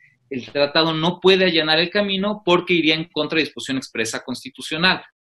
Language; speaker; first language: Spanish; native; Spanish